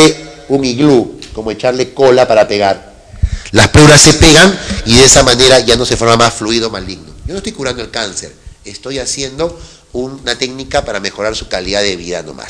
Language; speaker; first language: Spanish; native; Spanish